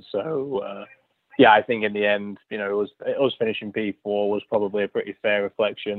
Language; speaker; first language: English; native; English